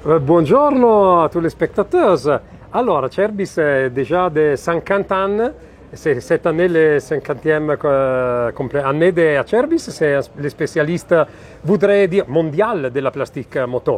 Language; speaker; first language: French; non-native, fluent; Italian